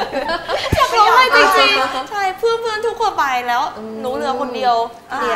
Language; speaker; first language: Thai; non-native, fluent; Korean